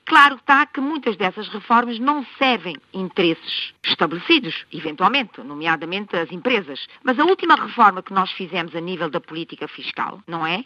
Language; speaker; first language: Portuguese; non-native, local second language; Kabuverdianu